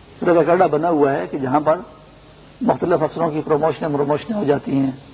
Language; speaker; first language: Urdu; non-native, local second language; Pashto